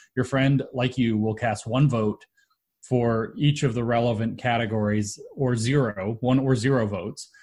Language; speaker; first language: English; native; English